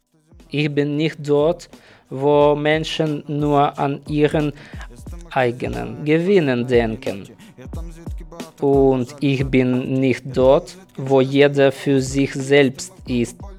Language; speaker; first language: German; non-native, learner; Ukrainian